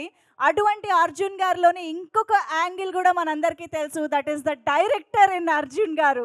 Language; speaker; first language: Telugu; native; Telugu